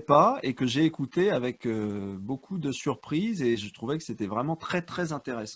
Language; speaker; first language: French; native; French